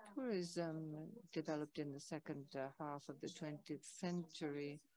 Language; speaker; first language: English; non-native, fluent; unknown